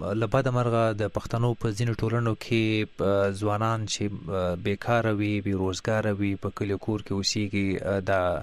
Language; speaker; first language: Pashto; native; Pashto